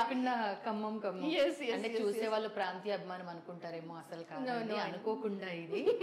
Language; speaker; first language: Telugu; native; Telugu